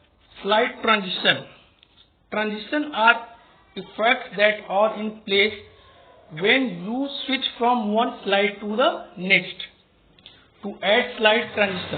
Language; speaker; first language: English; non-native, local second language; Hindi